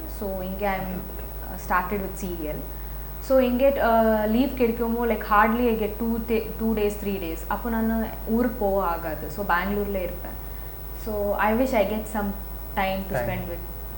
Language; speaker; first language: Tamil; non-native, learner; Kannada